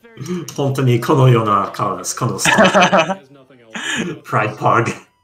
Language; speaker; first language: Japanese; non-native, learner; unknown